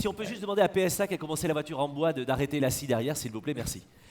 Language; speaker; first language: French; native; French